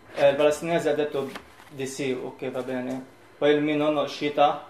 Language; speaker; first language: Italian; non-native, learner; Arabic